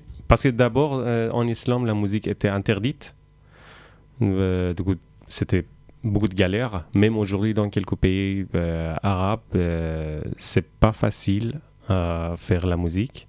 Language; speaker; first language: French; non-native, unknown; Persian